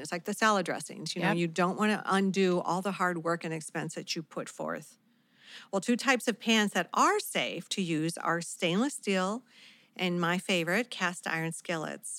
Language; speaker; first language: English; native; English